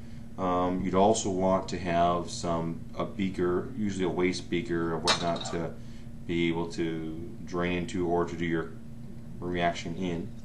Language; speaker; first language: English; native; English